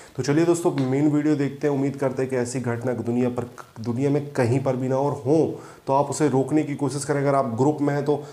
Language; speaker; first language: Hindi; native; Hindi